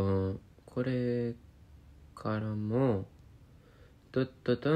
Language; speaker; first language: Japanese; non-native, learner; English